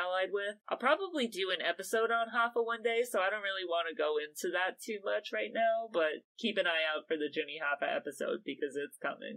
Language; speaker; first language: English; native; English